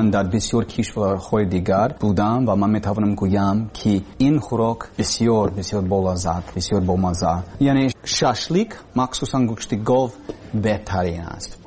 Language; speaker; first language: Persian; non-native, learner; English